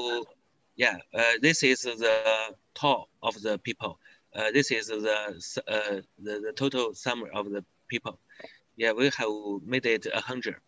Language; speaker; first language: English; non-native, learner; Chinese